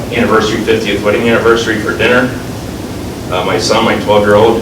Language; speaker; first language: English; native; English